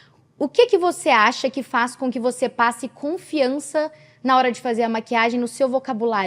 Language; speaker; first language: Portuguese; native; Portuguese